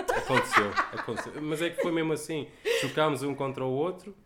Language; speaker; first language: Portuguese; native; Portuguese